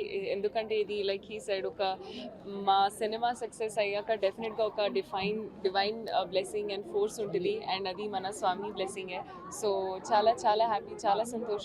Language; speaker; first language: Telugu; non-native, local second language; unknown